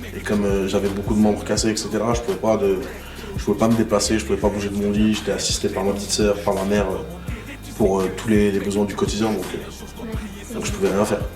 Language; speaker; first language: French; native; French